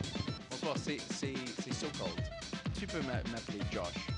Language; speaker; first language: French; non-native, fluent; English